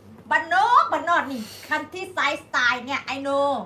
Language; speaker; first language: English; non-native, learner; Thai